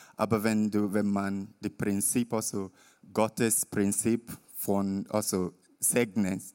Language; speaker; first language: German; non-native, learner; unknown